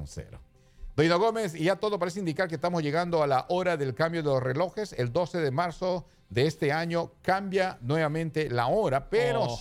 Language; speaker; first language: Spanish; native; Spanish